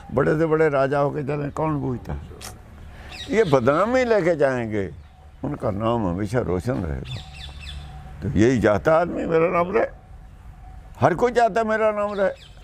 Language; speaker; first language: Hindi; non-native, local second language; Punjabi